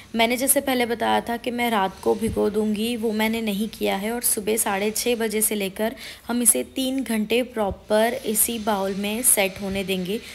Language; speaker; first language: Hindi; non-native, local second language; Gujarati